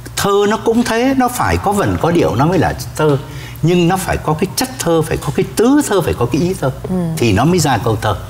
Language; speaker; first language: Vietnamese; native; Vietnamese